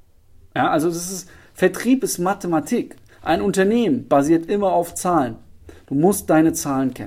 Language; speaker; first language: German; native; German